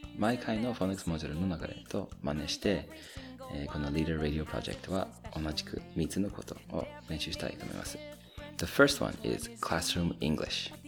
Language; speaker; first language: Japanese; non-native, fluent; English